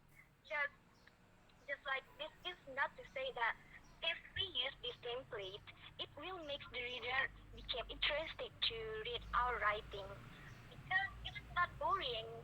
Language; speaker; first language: English; non-native, learner; Indonesian